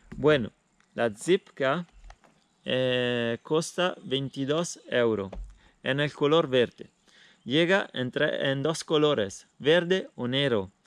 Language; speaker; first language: Spanish; non-native, fluent; Italian